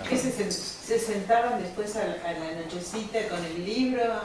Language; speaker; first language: Spanish; native; Spanish